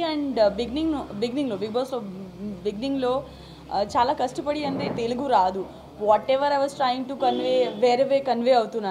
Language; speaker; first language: Telugu; non-native, learner; Gujarati